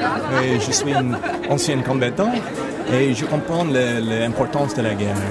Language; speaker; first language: French; non-native, learner; English